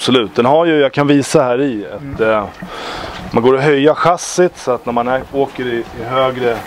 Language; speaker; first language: Swedish; native; Swedish